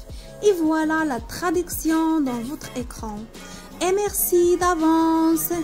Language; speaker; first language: French; non-native, local second language; Arabic